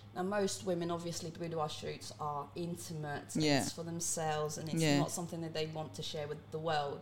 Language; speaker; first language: English; early bilingual, other home language; Cantonese